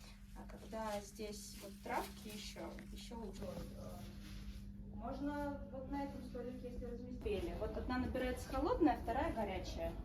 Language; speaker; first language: Russian; native; Russian